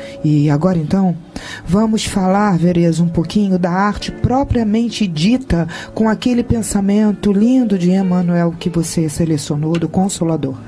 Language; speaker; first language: Portuguese; native; Portuguese